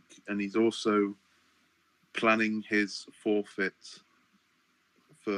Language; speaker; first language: English; native; English